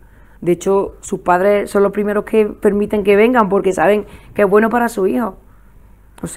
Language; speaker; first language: Spanish; native; Spanish